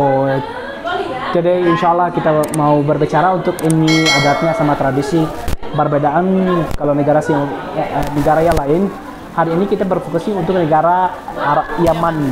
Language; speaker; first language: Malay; non-native, learner; Arabic